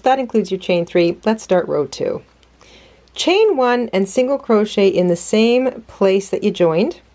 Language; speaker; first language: English; native; English